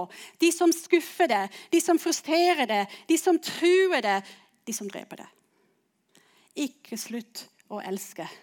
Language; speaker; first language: Norwegian; non-native, fluent; English